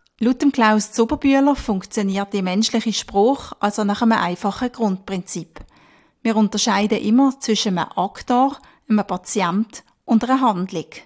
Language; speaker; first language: German; native; German